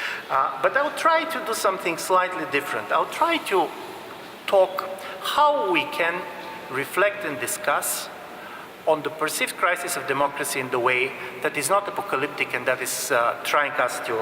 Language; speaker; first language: English; non-native, fluent; Bulgarian